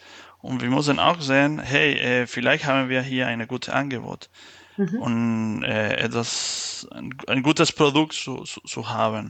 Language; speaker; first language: German; non-native, fluent; Spanish